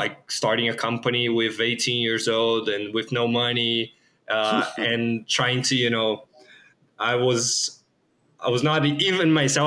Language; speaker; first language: English; non-native, fluent; Portuguese